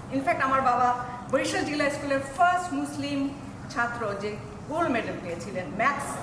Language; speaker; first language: Bangla; early bilingual, heritage; Bangla